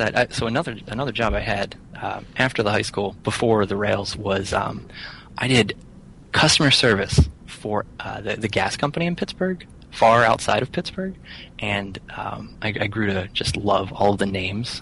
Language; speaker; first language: English; native; English